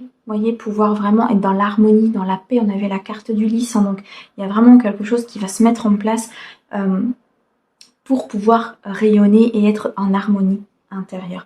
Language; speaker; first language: French; native; French